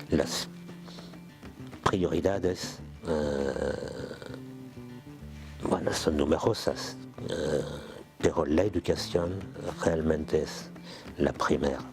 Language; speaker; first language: Spanish; non-native, fluent; French